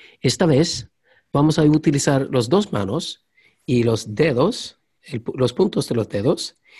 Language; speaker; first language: Spanish; non-native, learner; Swedish